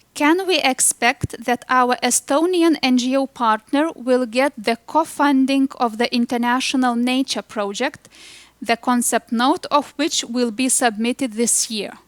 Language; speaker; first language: English; non-native, fluent; Lithuanian